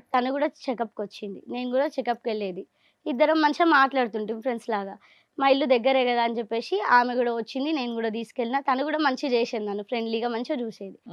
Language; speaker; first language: Telugu; native; Telugu